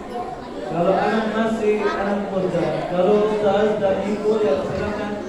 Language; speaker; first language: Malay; non-native, learner; Arabic